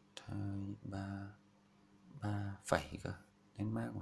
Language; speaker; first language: Chinese; non-native, fluent; Vietnamese